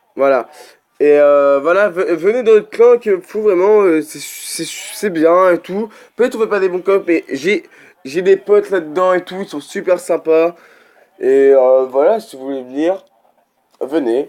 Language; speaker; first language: French; native; French